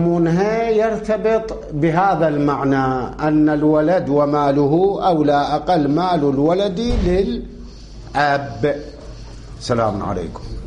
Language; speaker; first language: Arabic; native; Arabic